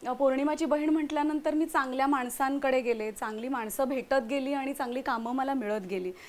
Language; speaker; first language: Marathi; native; Marathi